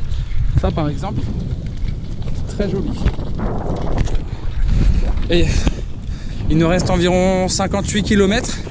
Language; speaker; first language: French; native; French